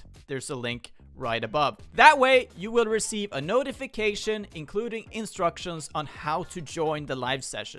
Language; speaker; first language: English; non-native, fluent; Swedish